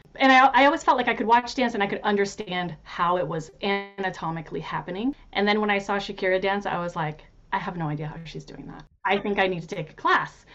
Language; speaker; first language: English; native; English